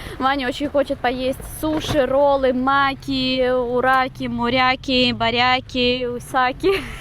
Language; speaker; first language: Russian; native; Russian